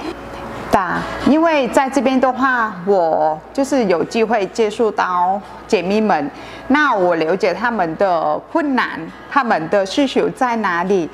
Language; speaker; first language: Chinese; non-native, fluent; Vietnamese